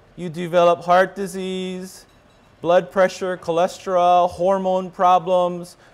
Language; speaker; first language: English; native; English